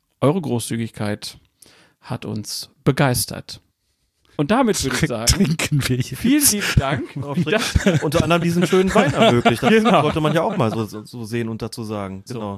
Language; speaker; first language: German; native; German